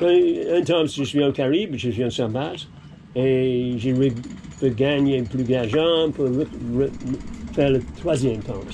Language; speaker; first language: French; non-native, learner; English